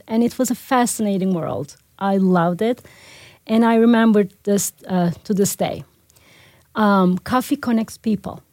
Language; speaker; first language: English; non-native, fluent; Turkish